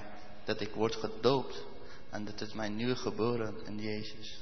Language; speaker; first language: Dutch; non-native, learner; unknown